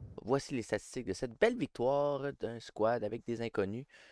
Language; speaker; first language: French; native; French